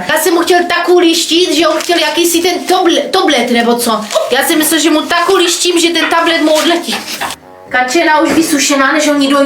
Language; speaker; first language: Czech; native; Czech